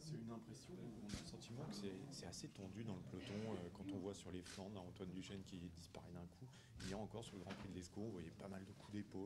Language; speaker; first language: French; native; French